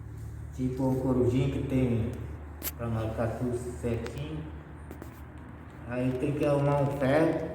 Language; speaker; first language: Portuguese; non-native, local second language; Guarani